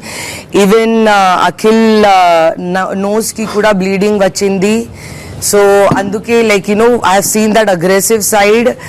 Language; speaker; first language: Telugu; non-native, fluent; Hindi